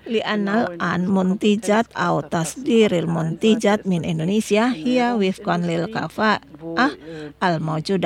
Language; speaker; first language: Arabic; non-native, fluent; Indonesian